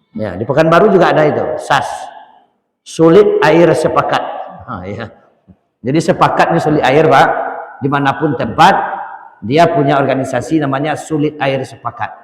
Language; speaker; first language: Malay; non-native, local second language; Minangkabau